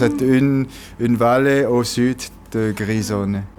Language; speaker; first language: French; non-native, local second language; German